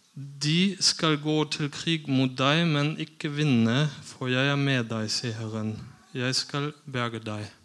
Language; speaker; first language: Norwegian; non-native, fluent; German